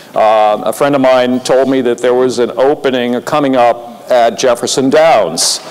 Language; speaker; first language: English; native; English